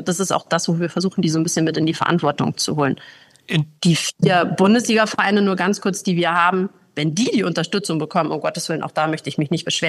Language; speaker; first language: German; native; German